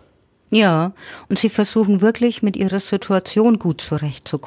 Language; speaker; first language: German; native; German